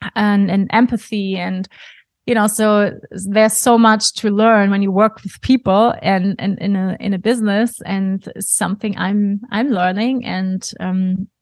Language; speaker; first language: English; non-native, fluent; German